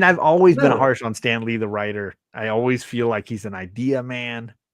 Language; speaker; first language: English; native; English